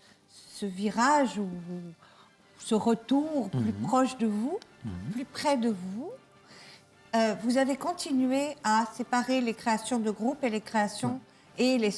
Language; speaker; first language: French; native; French